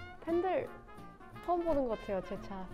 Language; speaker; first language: Korean; non-native, fluent; Thai